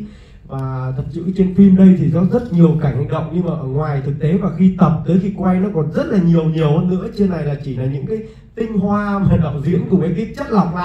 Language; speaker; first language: Vietnamese; native; Vietnamese